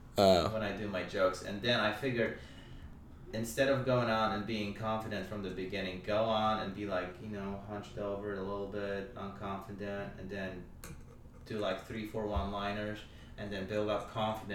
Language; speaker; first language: English; non-native, fluent; Polish